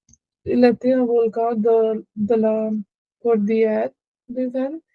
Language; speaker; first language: French; non-native, learner; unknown